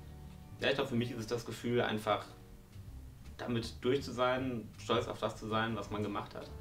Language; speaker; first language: German; native; German